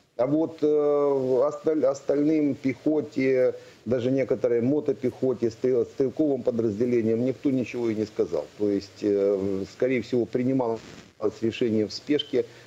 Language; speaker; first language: Russian; native; Russian